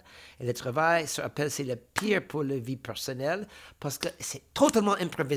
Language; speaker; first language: French; non-native, fluent; English